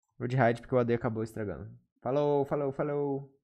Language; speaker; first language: Portuguese; native; Portuguese